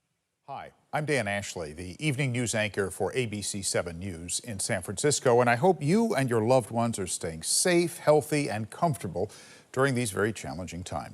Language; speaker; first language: English; native; English